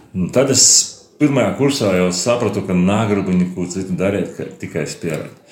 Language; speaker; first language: Latvian; native; Latvian